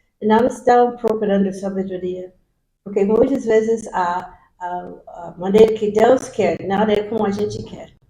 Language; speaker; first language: Portuguese; non-native, fluent; English